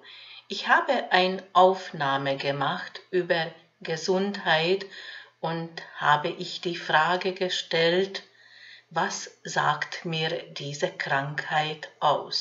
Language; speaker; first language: German; non-native, fluent; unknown